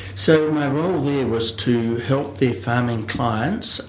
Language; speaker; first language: English; native; English